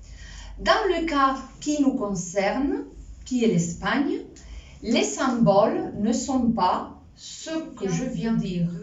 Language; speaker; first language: French; non-native, fluent; Spanish